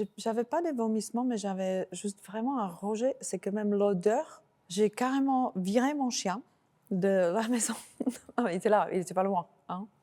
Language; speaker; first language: French; non-native, fluent; Slovak